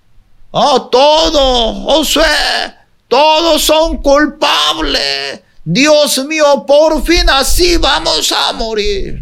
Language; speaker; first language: Spanish; non-native, fluent; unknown